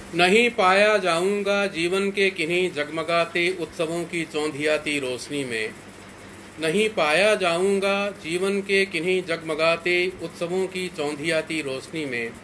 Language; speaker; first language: Hindi; native; Hindi